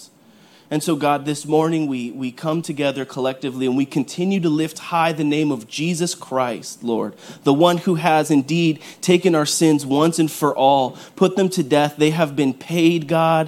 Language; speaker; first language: English; native; English